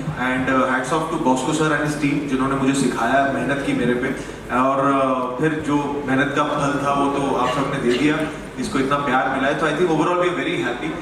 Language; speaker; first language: Hindi; native; Hindi